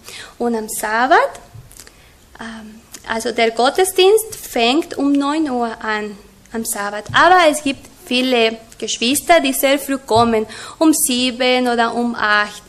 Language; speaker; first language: German; non-native, learner; Spanish